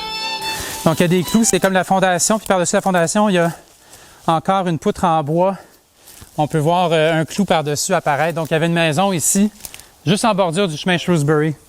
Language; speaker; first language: French; native; French